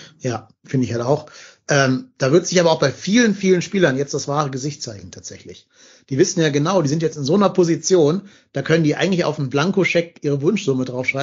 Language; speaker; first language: German; native; German